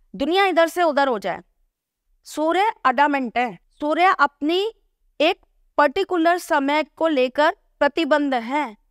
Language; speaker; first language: Hindi; native; Hindi